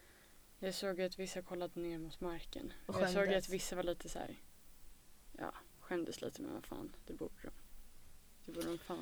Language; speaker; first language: Swedish; native; Swedish